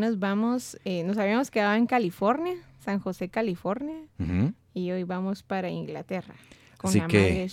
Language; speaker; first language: Spanish; native; Spanish